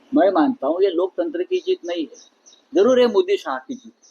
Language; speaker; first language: Hindi; non-native, local second language; Marathi